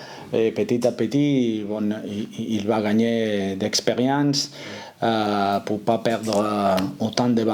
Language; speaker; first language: French; non-native, fluent; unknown